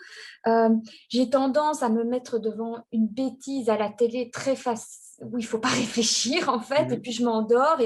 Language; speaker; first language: French; native; French